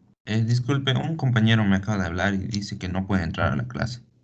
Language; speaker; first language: Spanish; native; Spanish